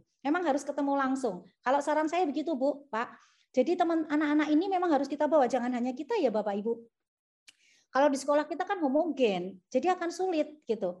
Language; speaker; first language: Indonesian; native; Indonesian